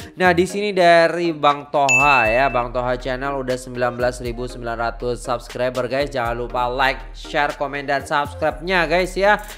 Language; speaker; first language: Indonesian; native; Indonesian